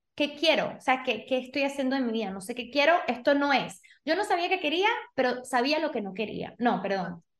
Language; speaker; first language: Spanish; early bilingual, other home language; Portuguese